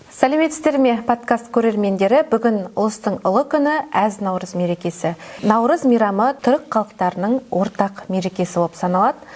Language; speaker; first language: Kazakh; native; Kazakh